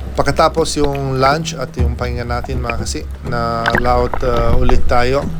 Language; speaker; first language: Filipino; non-native, fluent; Italian